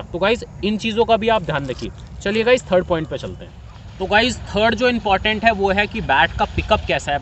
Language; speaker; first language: Hindi; native; Hindi